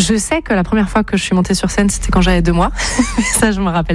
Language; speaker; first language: French; native; French